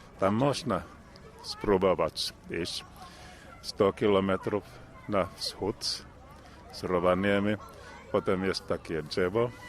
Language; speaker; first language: Polish; non-native, learner; Finnish